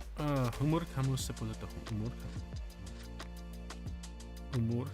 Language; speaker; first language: Indonesian; non-native, learner; English